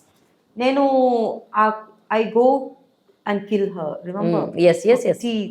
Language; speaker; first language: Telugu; non-native, learner; Tamil